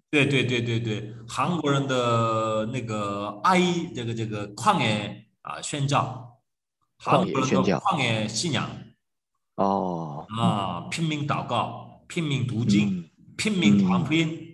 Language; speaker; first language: Chinese; non-native, fluent; Korean